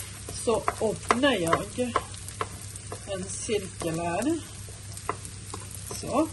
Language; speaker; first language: Swedish; non-native, fluent; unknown